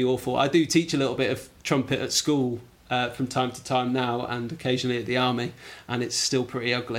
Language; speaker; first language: English; native; English